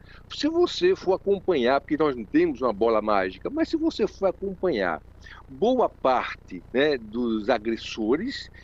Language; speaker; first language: Portuguese; native; Portuguese